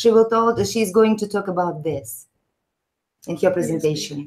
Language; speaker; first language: English; non-native, fluent; Uzbek